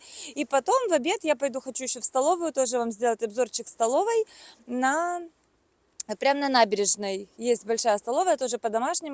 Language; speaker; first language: Russian; native; Russian